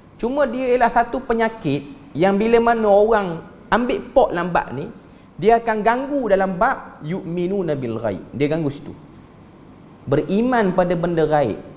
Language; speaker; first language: Malay; native; Malay